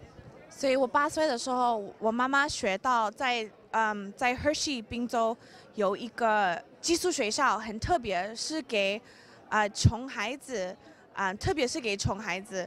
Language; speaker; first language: Chinese; early bilingual, heritage; English